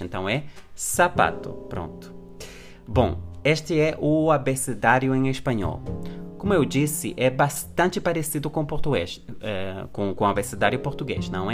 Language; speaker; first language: Portuguese; non-native, fluent; Spanish